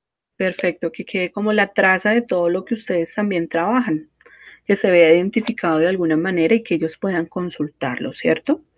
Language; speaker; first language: Spanish; native; Spanish